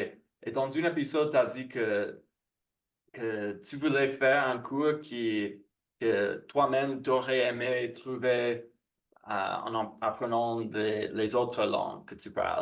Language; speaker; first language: French; non-native, fluent; English